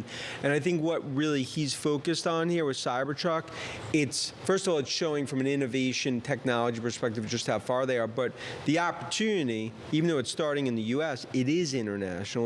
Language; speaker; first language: English; native; English